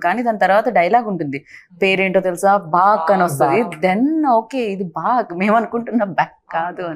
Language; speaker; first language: Telugu; native; Telugu